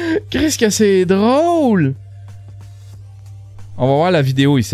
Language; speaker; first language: French; native; French